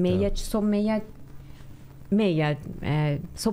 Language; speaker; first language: Portuguese; non-native, learner; Persian